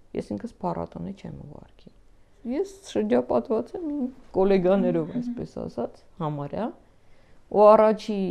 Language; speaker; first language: Armenian; native; Armenian